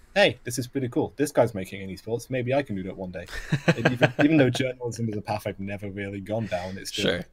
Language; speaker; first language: English; native; English